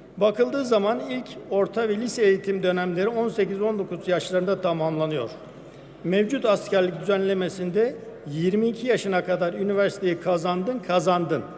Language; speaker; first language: Turkish; non-native, local second language; Kurdish